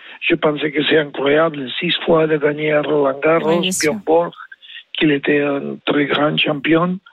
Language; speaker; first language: French; non-native, learner; Spanish